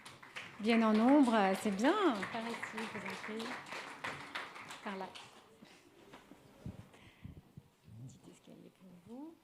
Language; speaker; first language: French; native; French